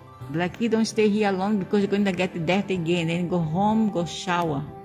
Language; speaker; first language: English; non-native, learner; Portuguese